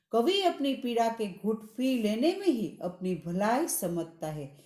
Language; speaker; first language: Hindi; non-native, local second language; Gujarati